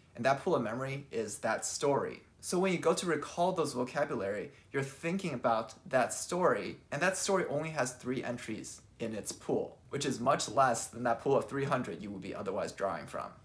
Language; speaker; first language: English; early bilingual, other home language; Chinese